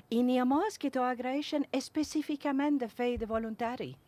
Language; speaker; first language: Catalan; non-native, fluent; English